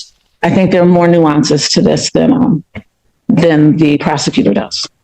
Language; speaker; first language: English; native; English